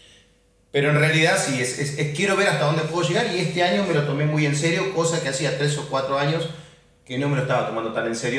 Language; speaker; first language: Spanish; native; Spanish